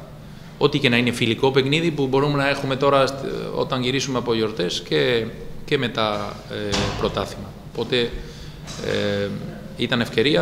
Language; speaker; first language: Greek; non-native, fluent; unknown